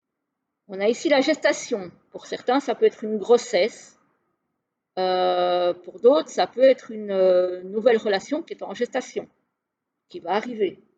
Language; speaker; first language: French; native; French